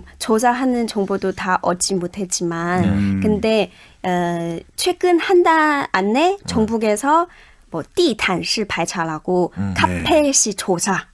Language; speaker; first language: Korean; non-native, fluent; Chinese